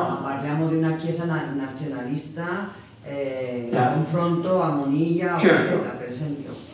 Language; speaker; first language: Italian; non-native, fluent; Basque